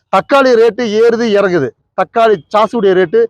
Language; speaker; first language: Tamil; native; Tamil